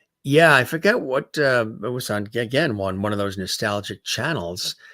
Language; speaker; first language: English; native; English